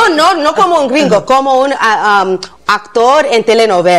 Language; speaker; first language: Spanish; non-native, learner; English